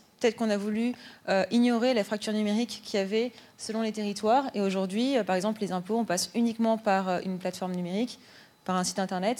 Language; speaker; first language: French; native; French